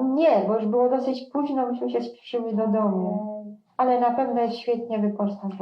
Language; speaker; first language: Polish; non-native, local second language; German